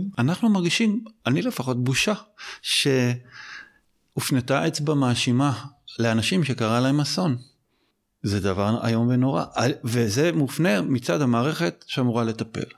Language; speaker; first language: Hebrew; native; Hebrew